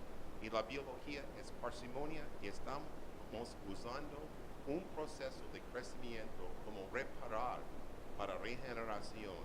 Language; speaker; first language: Spanish; non-native, learner; English